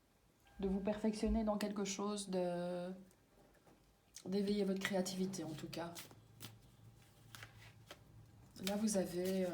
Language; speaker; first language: French; native; French